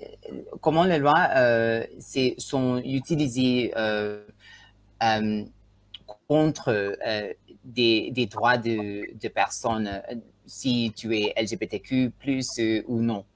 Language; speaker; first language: French; non-native, learner; Tswana